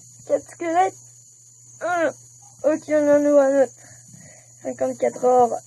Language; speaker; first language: French; native; French